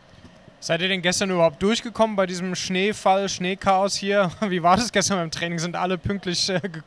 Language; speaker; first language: German; native; German